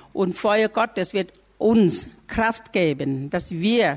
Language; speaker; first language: German; non-native, learner; Thai